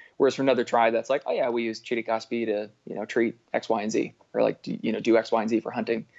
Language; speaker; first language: English; native; English